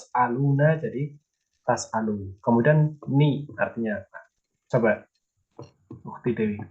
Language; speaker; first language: Indonesian; native; Indonesian